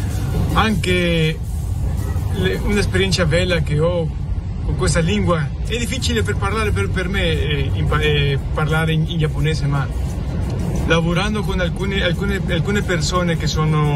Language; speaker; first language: Italian; non-native, fluent; Spanish